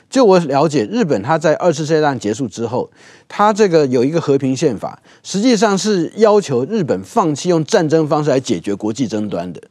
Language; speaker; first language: Chinese; native; Chinese